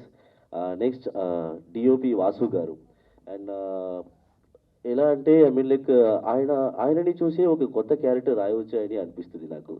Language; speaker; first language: Telugu; non-native, learner; Tamil